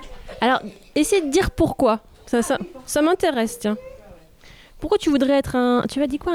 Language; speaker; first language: French; native; French